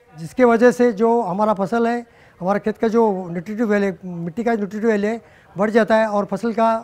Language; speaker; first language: Hindi; non-native, local second language; Marathi